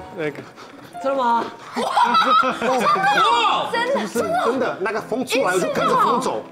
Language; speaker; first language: Chinese; non-native, fluent; Portuguese